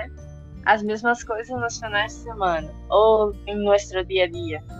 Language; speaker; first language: Spanish; non-native, fluent; Portuguese